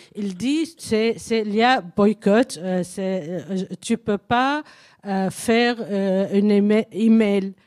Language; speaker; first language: French; non-native, learner; Arabic